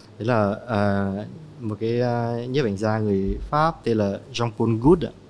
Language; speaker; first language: Vietnamese; native; Vietnamese